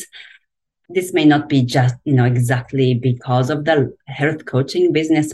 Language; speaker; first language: English; non-native, fluent; Japanese